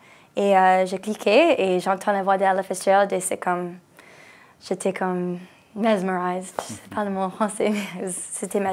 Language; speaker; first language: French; non-native, local second language; English